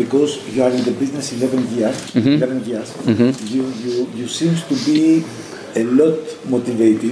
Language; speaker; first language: English; non-native, fluent; Greek